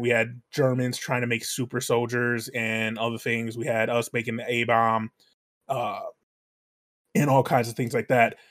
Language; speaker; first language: English; native; English